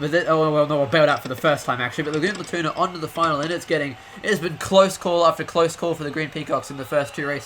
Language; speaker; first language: English; native; English